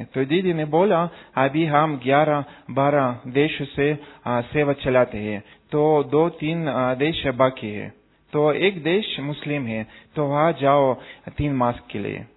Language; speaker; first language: Hindi; non-native, learner; Russian